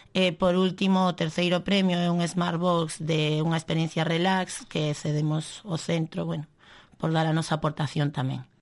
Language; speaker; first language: Galician; non-native, local second language; Spanish